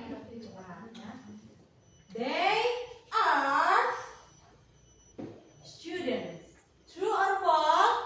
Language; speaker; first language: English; non-native, learner; Indonesian